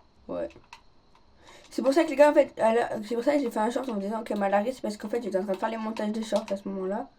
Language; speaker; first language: French; native; French